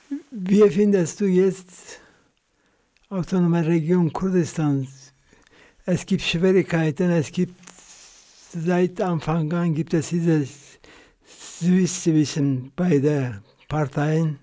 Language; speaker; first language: German; non-native, fluent; Kurdish